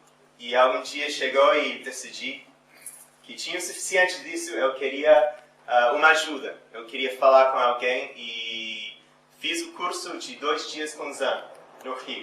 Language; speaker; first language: Portuguese; non-native, fluent; English